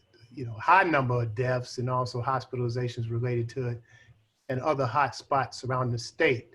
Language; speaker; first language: English; native; English